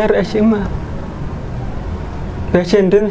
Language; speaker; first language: Indonesian; non-native, local second language; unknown